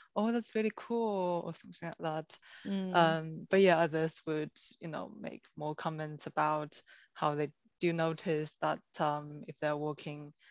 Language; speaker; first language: English; non-native, fluent; Chinese